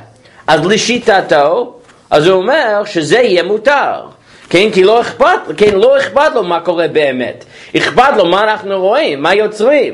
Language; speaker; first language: Hebrew; non-native, fluent; English